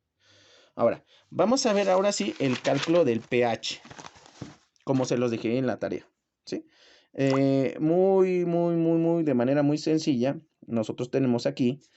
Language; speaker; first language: Spanish; native; Spanish